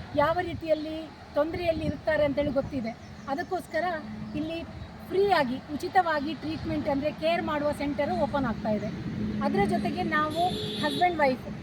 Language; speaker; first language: Kannada; early bilingual, other home language; Tulu